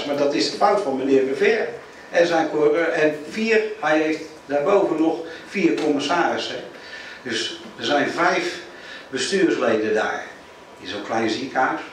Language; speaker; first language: Dutch; native; Dutch